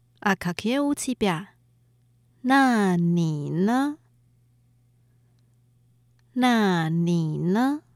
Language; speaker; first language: Chinese; non-native, learner; Russian